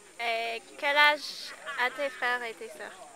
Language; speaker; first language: French; non-native, learner; English